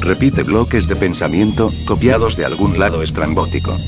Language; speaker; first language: Spanish; native; Spanish